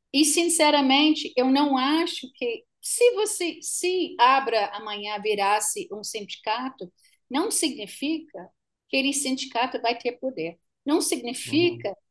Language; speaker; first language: Portuguese; non-native, fluent; English